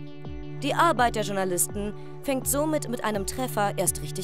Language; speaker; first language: German; native; German